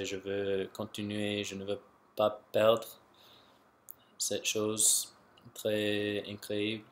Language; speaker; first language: French; non-native, local second language; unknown